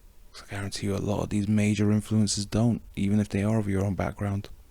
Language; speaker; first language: English; native; English